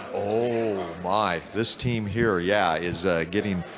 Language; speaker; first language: English; native; English